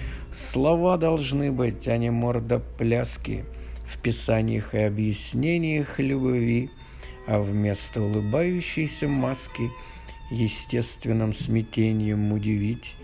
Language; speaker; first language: Russian; native; Russian